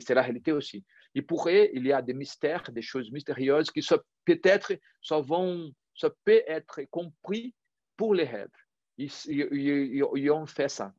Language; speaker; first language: French; non-native, fluent; Portuguese